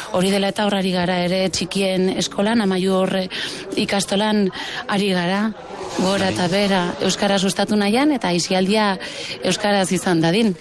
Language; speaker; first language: Basque; non-native, local second language; Spanish